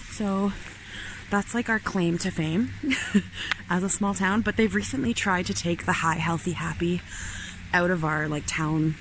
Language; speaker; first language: English; native; English